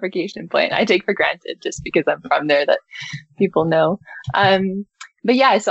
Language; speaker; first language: English; native; English